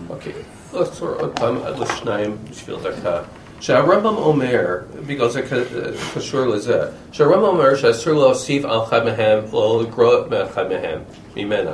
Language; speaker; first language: Hebrew; non-native, fluent; English